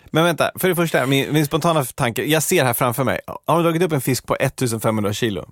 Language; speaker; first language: Swedish; native; Swedish